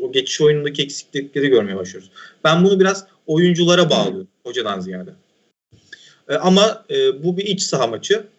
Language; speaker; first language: Turkish; native; Turkish